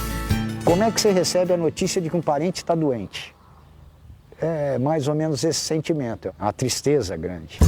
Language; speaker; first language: Portuguese; native; Portuguese